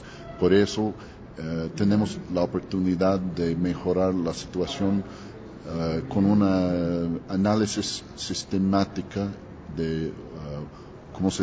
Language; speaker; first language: Spanish; non-native, learner; English